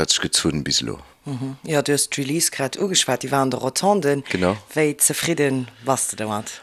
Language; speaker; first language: Luxembourgish; native; Luxembourgish